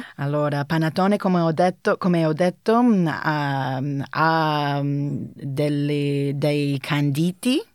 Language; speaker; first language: Italian; non-native, learner; English